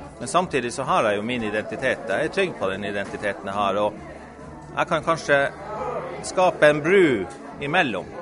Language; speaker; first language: Norwegian; native; Norwegian